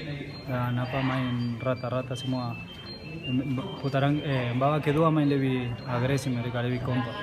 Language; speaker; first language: Indonesian; non-native, learner; Spanish